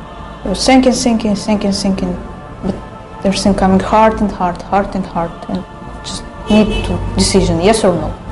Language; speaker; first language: English; non-native, learner; Russian